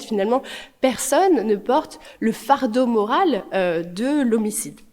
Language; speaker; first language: French; native; French